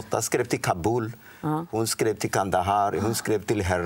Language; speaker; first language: Swedish; non-native, fluent; Odia